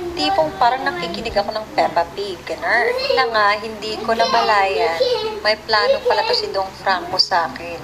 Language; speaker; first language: Filipino; non-native, local second language; Cebuano